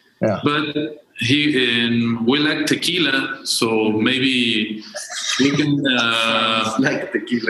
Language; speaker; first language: English; non-native, learner; Spanish